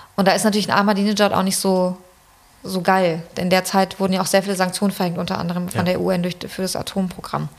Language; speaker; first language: German; early bilingual, other home language; Persian